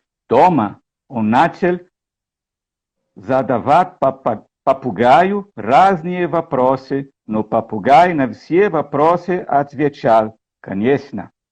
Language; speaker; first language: Russian; non-native, learner; Portuguese